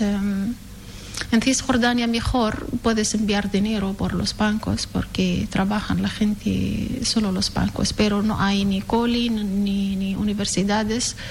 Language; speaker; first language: Spanish; non-native, learner; Arabic